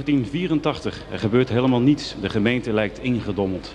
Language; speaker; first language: Dutch; native; Dutch